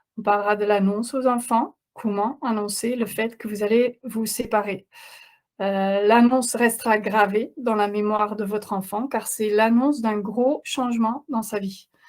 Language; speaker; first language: French; non-native, fluent; Dutch